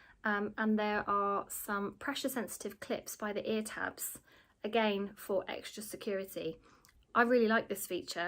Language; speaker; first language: English; native; English